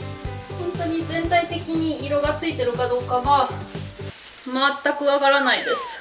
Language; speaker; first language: Japanese; non-native, fluent; German